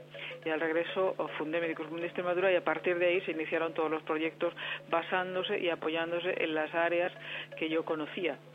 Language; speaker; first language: Spanish; native; Spanish